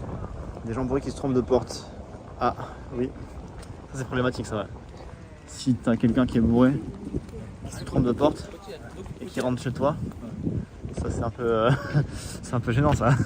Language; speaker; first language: French; native; French